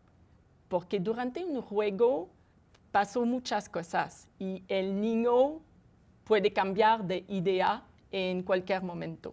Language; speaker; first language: Spanish; non-native, fluent; French